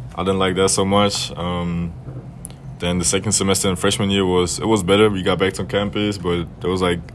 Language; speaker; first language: English; non-native, fluent; German